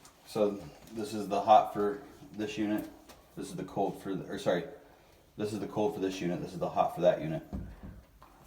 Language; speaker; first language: English; native; English